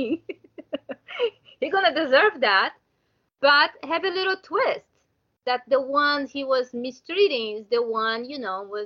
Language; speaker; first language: English; non-native, learner; Portuguese